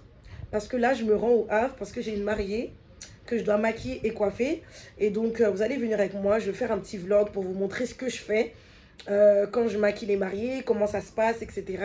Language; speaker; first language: French; native; French